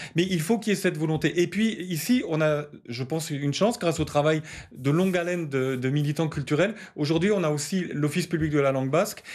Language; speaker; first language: French; native; French